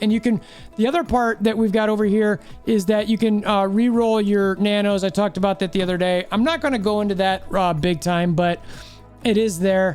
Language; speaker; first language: English; native; English